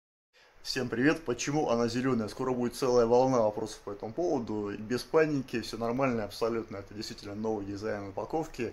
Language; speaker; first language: Russian; native; Russian